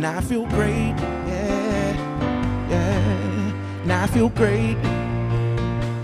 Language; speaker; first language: English; native; English